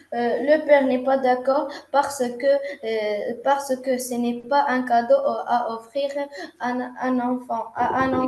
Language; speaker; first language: French; non-native, learner; Arabic